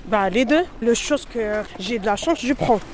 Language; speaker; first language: French; non-native, learner; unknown